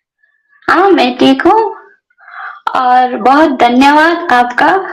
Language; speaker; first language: Hindi; non-native, local second language; Kannada